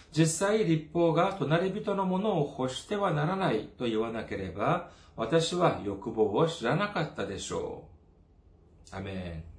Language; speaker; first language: Japanese; non-native, fluent; Korean